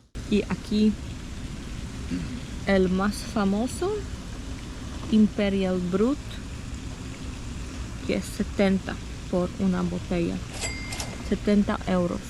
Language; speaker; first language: Spanish; non-native, fluent; Portuguese